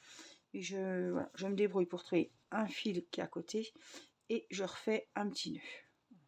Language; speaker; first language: French; native; French